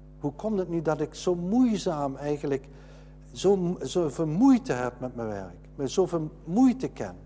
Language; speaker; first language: Dutch; native; Dutch